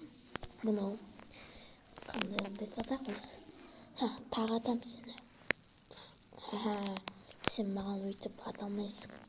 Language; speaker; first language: Kazakh; native; Kazakh